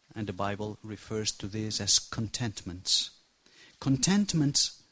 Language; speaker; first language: English; non-native, fluent; Spanish